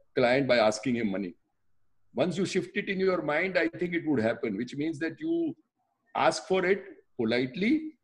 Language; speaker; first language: English; non-native, local second language; Gujarati